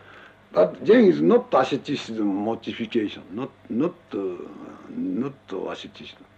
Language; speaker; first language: English; non-native, learner; Japanese